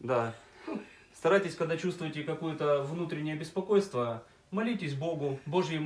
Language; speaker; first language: Russian; native; Russian